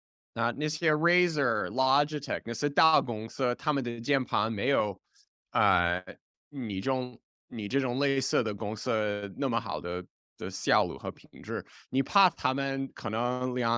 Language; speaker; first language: Chinese; non-native, fluent; English